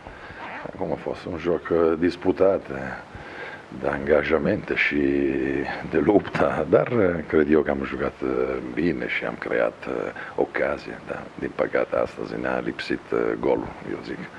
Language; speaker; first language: Romanian; non-native, fluent; Italian